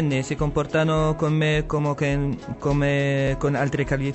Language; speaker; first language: Italian; non-native, learner; Arabic